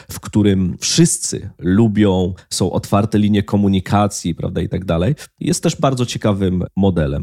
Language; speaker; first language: Polish; native; Polish